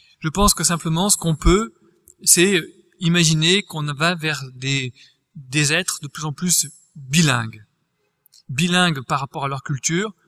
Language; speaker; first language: French; native; French